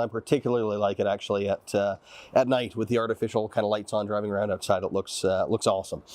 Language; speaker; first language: English; native; English